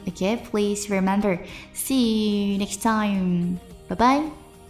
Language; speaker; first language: English; non-native, fluent; Chinese